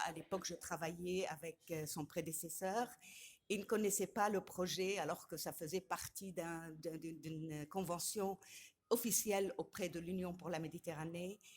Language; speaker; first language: French; non-native, local second language; Arabic